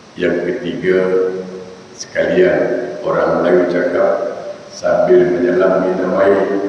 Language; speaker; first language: Malay; native; Malay